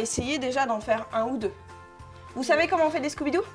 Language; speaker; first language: French; native; French